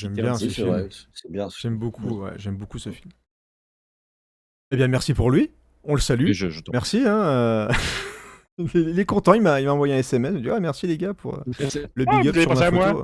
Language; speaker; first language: French; native; French